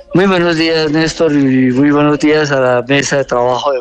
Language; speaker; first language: Spanish; native; Spanish